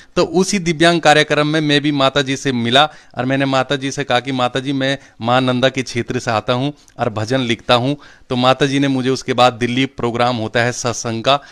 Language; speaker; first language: Hindi; non-native, local second language; Garhwali